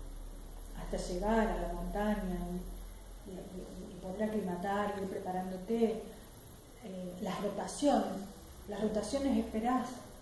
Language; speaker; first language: Spanish; native; Spanish